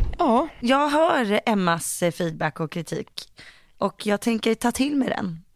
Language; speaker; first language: Swedish; native; Swedish